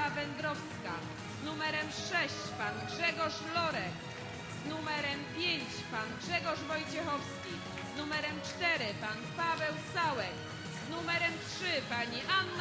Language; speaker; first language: Polish; native; Polish